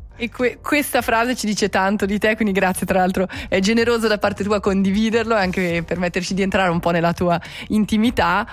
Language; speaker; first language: Italian; native; Italian